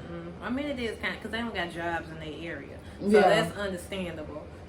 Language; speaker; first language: English; native; English